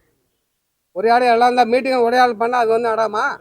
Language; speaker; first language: Tamil; native; Tamil